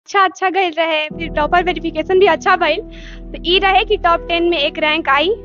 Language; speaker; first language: Bhojpuri; native; Bhojpuri